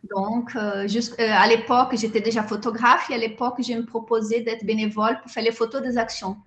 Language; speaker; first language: French; non-native, fluent; Portuguese